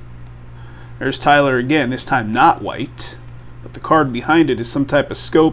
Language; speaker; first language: English; native; English